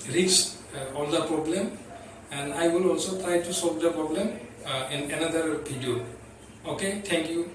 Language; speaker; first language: English; non-native, local second language; Assamese